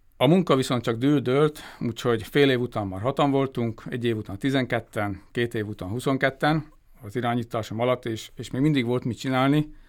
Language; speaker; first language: Hungarian; native; Hungarian